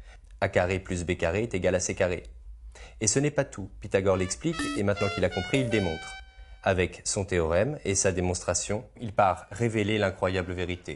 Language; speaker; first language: French; native; French